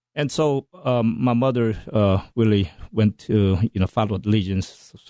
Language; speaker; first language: English; non-native, fluent; Korean